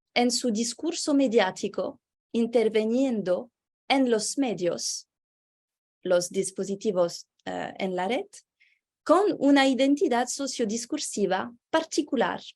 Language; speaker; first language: Spanish; non-native, fluent; French